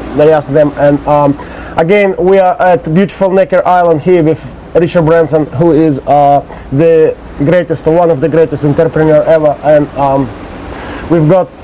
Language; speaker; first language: English; non-native, fluent; Russian